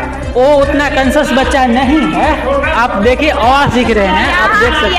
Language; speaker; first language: Hindi; non-native, local second language; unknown